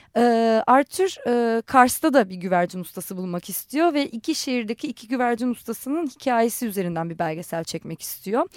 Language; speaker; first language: Turkish; non-native, local second language; Armenian